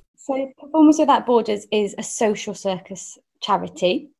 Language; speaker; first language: English; native; English